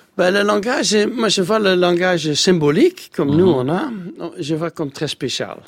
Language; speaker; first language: French; non-native, fluent; Dutch